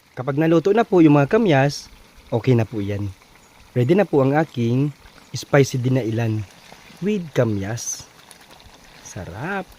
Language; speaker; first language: Filipino; non-native, local second language; Bikol